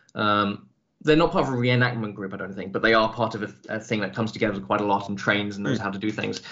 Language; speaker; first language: English; native; English